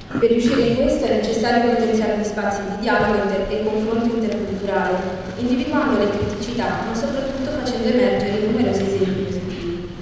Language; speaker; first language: Italian; early bilingual, other home language; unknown